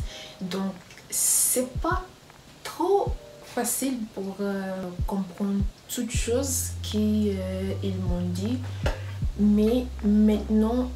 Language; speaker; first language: French; non-native, learner; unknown